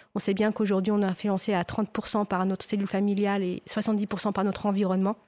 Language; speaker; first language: French; non-native, local second language; Arabic